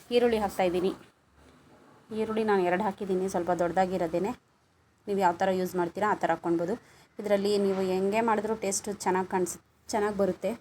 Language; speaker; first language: Kannada; non-native, local second language; Urdu